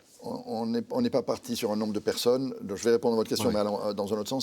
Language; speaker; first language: French; native; French